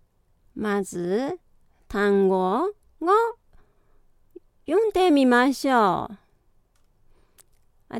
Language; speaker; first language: Japanese; non-native, fluent; Chinese